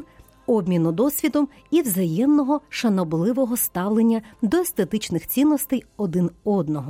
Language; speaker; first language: Ukrainian; native; Ukrainian